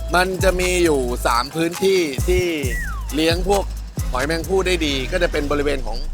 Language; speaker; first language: Thai; native; Thai